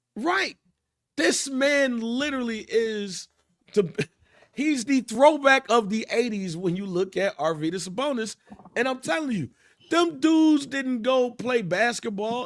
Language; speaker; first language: English; native; English